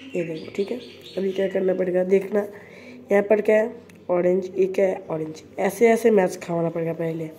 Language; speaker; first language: Hindi; non-native, local second language; Bangla